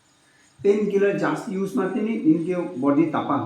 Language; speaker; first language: Kannada; non-native, local second language; Tibetan